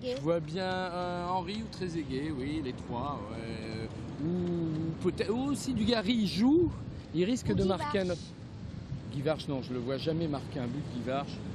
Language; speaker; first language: French; native; French